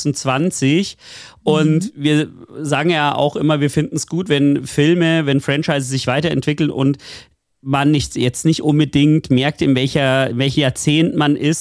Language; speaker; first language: German; native; German